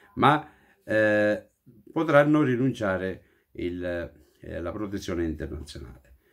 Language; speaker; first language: Italian; non-native, fluent; Urdu